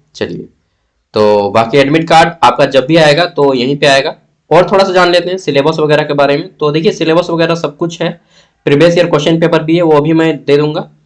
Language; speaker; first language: Hindi; native; Hindi